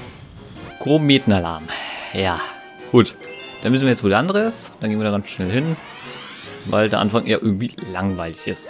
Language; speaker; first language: German; native; German